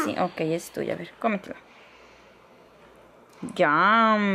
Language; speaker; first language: Spanish; native; Spanish